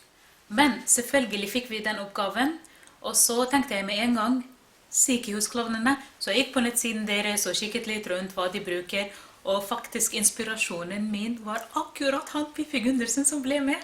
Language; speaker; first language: Norwegian; non-native, fluent; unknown